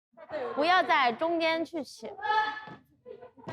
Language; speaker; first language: Chinese; native; Chinese